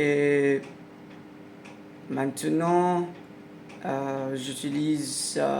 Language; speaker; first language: French; non-native, learner; Arabic